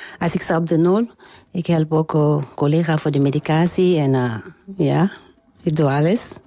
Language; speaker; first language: Dutch; non-native, learner; French